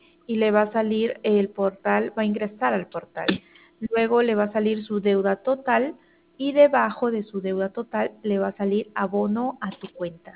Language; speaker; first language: Spanish; native; Spanish